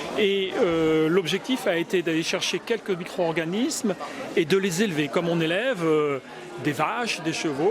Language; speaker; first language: French; native; French